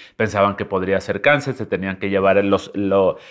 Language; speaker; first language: Spanish; native; Spanish